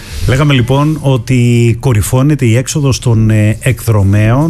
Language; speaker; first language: Greek; native; Greek